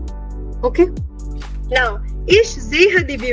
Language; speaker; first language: German; non-native, fluent; Hindi